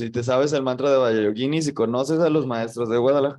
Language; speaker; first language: Spanish; native; Spanish